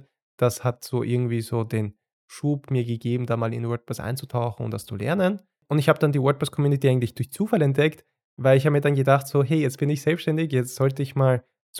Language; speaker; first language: German; native; German